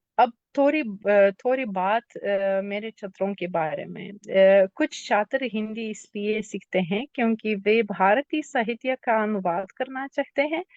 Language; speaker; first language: Hindi; non-native, fluent; Lithuanian